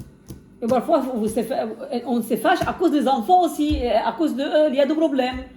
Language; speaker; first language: French; non-native, fluent; Arabic